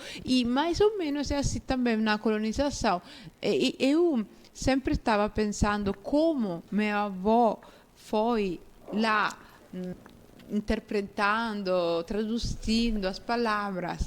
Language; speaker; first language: Portuguese; non-native, fluent; Italian